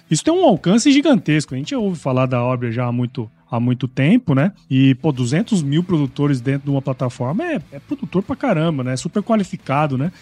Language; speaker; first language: Portuguese; native; Portuguese